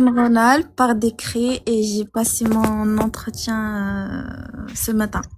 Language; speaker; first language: French; non-native, local second language; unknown